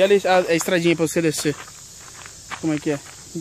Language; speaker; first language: Portuguese; native; Portuguese